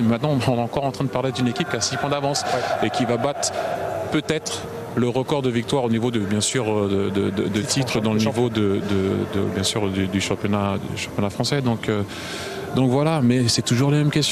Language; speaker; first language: French; native; French